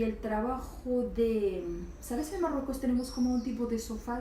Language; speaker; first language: Spanish; non-native, local second language; Arabic